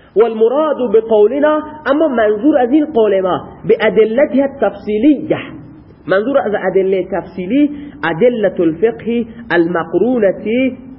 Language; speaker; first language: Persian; non-native, local second language; Baluchi